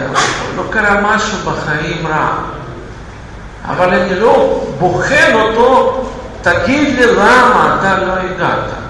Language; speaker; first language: Hebrew; non-native, fluent; Russian